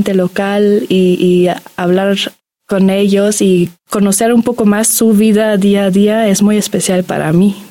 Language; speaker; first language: Spanish; non-native, fluent; German